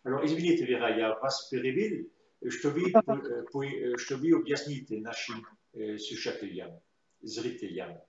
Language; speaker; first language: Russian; non-native, learner; French